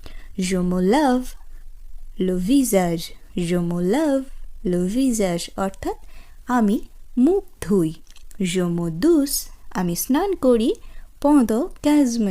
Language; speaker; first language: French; non-native, fluent; Bangla